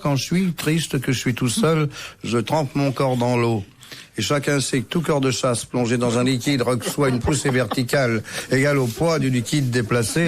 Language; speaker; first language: French; native; French